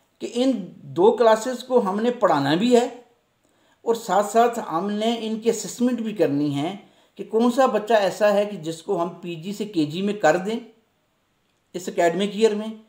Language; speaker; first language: Urdu; non-native, local second language; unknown